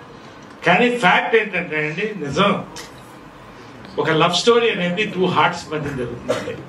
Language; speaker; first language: Telugu; native; Telugu